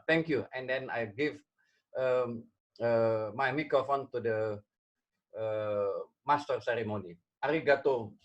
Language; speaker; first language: English; non-native, learner; Indonesian